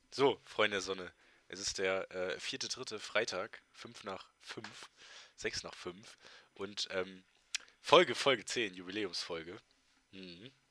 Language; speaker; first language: German; native; German